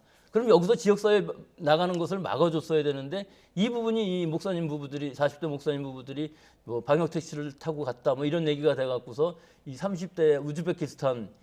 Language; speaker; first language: Korean; native; Korean